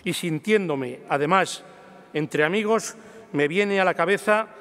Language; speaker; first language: Spanish; native; Spanish